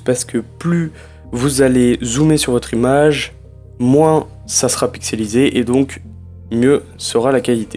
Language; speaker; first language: French; native; French